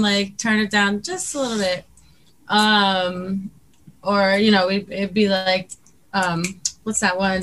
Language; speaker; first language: English; native; English